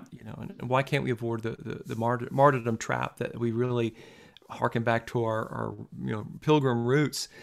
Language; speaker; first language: English; native; English